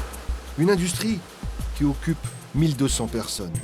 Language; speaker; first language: French; native; French